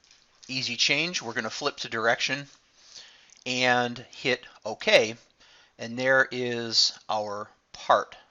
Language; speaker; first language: English; native; English